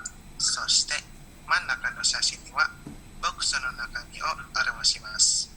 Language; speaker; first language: Japanese; non-native, learner; Indonesian